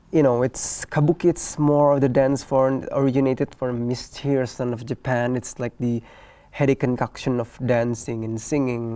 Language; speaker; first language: English; non-native, fluent; Indonesian